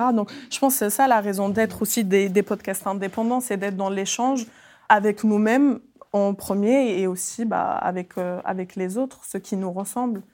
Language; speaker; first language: French; early bilingual, other home language; Arabic